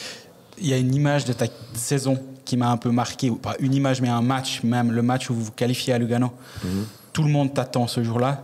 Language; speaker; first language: French; native; French